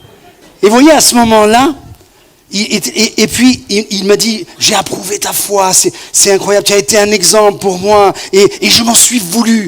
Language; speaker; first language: French; native; French